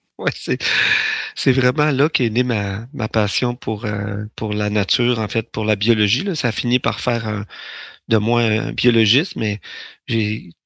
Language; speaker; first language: French; native; French